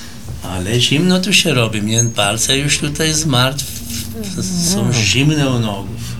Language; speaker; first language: Polish; early bilingual, heritage; Polish